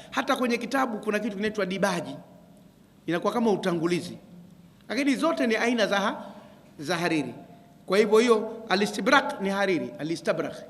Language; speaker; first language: Swahili; native; Swahili